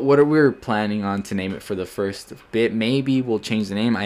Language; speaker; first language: English; native; English